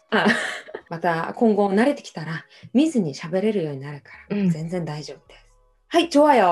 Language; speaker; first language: Japanese; non-native, fluent; Korean